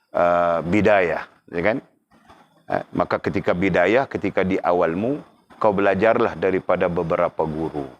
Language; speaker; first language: Malay; native; Malay